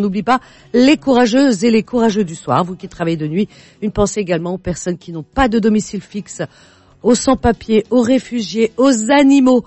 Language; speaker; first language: French; native; French